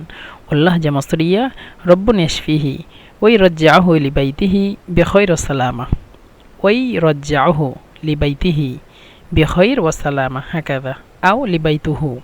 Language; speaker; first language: Arabic; non-native, fluent; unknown